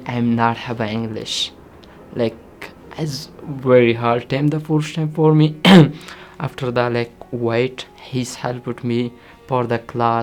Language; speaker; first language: English; non-native, learner; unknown